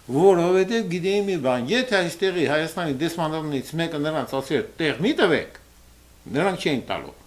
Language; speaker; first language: Armenian; early bilingual, heritage; Armenian